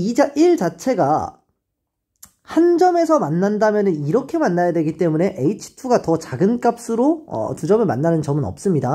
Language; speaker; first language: Korean; native; Korean